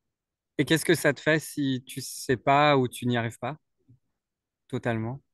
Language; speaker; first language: French; native; French